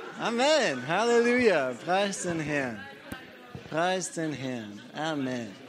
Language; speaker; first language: German; native; German